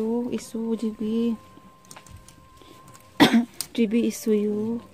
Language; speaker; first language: Korean; non-native, learner; Filipino